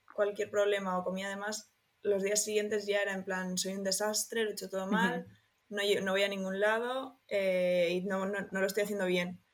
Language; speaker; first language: Spanish; native; Spanish